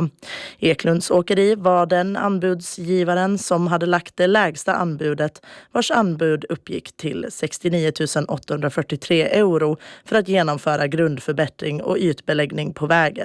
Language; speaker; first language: Swedish; native; Swedish